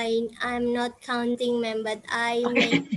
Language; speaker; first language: English; non-native, fluent; Indonesian